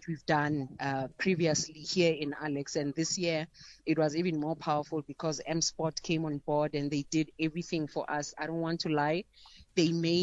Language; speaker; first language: English; non-native, local second language; Zulu